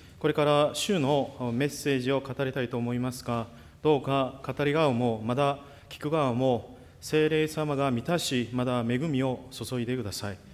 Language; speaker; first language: Japanese; non-native, fluent; Korean